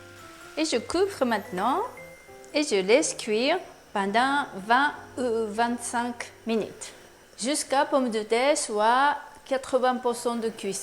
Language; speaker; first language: French; non-native, fluent; Japanese